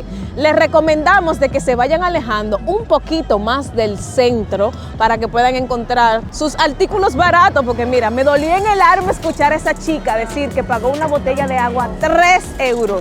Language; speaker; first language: Spanish; native; Spanish